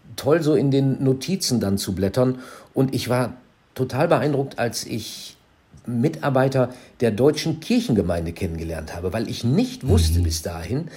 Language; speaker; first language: German; native; German